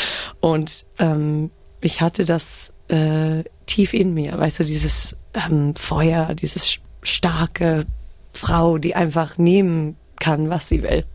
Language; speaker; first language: German; early bilingual, heritage; German